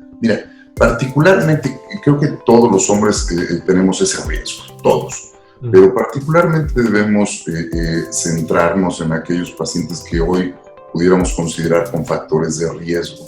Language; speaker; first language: Spanish; native; Spanish